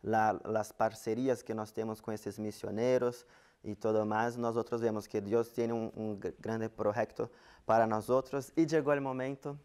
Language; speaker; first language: Spanish; non-native, fluent; Portuguese